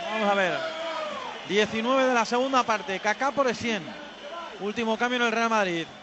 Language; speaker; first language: Spanish; native; Spanish